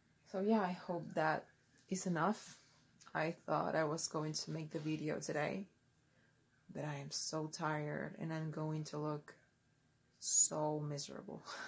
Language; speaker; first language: English; non-native, fluent; Spanish